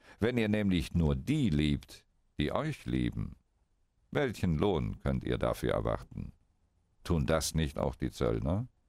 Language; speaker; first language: German; native; German